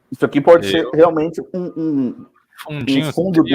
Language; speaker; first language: Portuguese; native; Portuguese